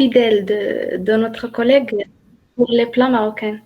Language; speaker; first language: French; non-native, learner; Arabic